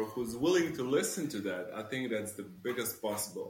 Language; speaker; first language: English; non-native, fluent; Slovenian